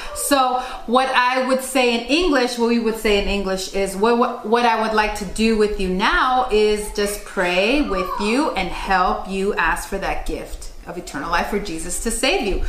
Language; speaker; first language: English; native; English